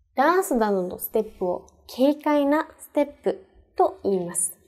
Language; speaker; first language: Japanese; native; Japanese